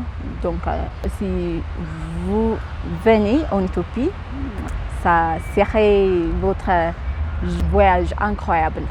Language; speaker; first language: French; non-native, fluent; Amharic